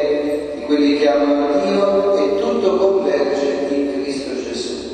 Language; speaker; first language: Italian; native; Italian